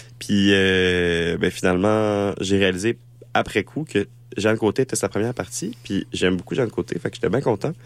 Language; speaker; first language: French; native; French